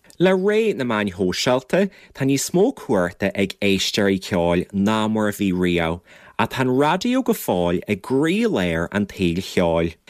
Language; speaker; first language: Irish; native; Irish